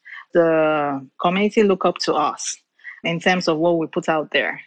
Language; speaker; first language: English; non-native, local second language; Yoruba